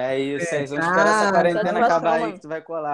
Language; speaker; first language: Portuguese; native; Portuguese